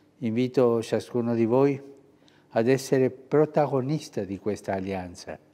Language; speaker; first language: Italian; early bilingual, heritage; Spanish